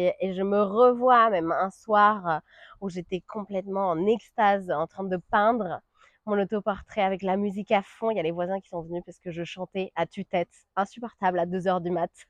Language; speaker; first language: French; non-native, fluent; Spanish